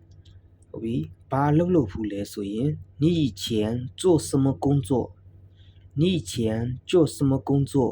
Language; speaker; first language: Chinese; non-native, fluent; Burmese